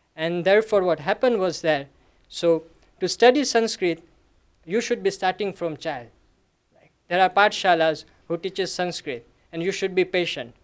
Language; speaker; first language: English; non-native, local second language; Gujarati